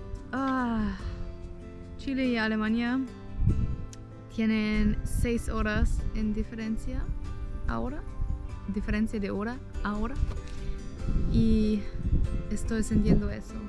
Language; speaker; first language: Spanish; non-native, fluent; German